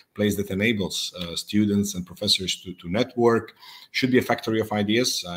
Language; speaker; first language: English; non-native, fluent; Serbian